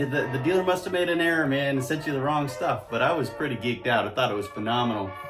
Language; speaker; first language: English; native; English